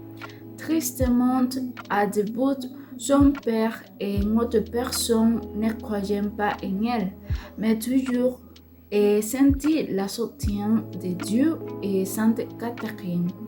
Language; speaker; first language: French; non-native, learner; Spanish